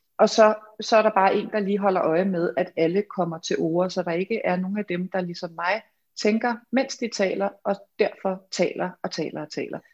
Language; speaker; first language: Danish; native; Danish